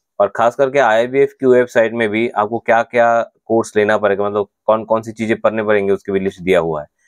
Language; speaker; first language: Hindi; non-native, local second language; Bangla